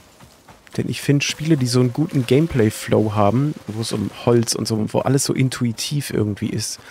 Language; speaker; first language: German; native; German